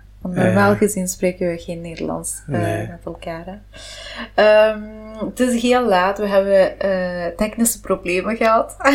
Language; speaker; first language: Dutch; non-native, local second language; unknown